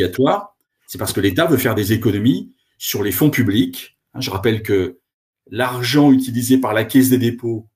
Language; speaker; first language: French; native; French